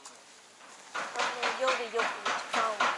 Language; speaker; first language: Japanese; non-native, learner; Vietnamese